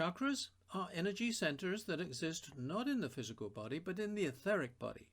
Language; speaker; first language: English; native; English